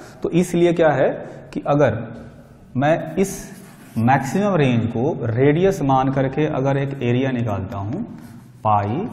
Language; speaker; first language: Hindi; native; Hindi